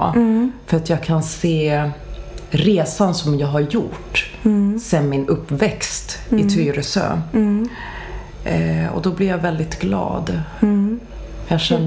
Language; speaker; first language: Swedish; early bilingual, other home language; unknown